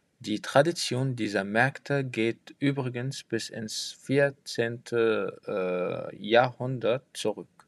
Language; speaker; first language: German; non-native, fluent; French